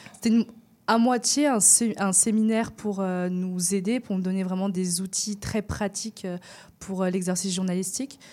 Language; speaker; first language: French; native; French